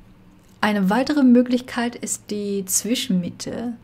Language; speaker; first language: German; non-native, fluent; Chinese